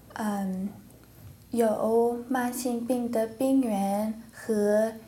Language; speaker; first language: Chinese; non-native, learner; English